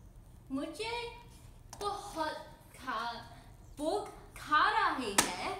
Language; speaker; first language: Hindi; non-native, learner; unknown